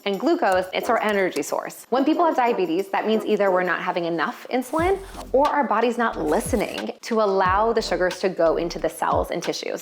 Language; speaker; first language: English; native; English